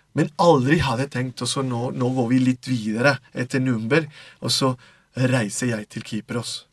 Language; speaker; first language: Norwegian; non-native, fluent; Spanish